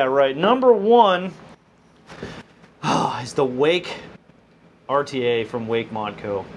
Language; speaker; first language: English; native; English